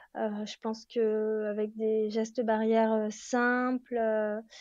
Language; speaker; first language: French; native; French